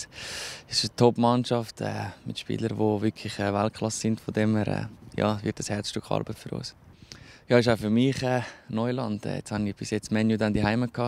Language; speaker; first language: German; native; German